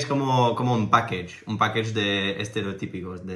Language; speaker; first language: Spanish; non-native, fluent; French